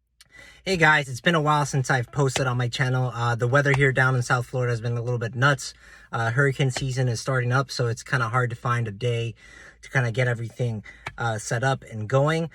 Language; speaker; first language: English; native; English